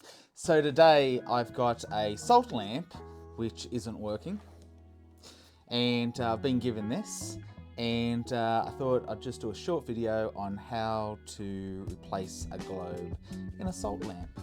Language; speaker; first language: English; native; English